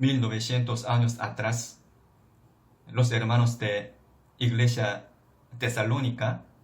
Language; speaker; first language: Spanish; non-native, fluent; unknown